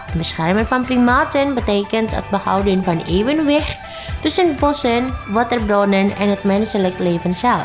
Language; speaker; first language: Dutch; non-native, fluent; Indonesian